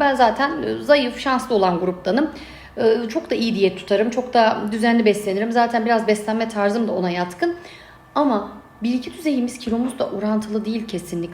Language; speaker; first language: Turkish; native; Turkish